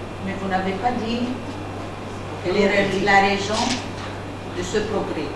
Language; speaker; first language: French; non-native, fluent; Arabic